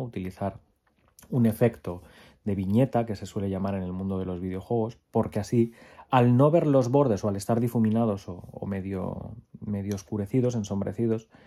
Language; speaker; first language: Spanish; native; Spanish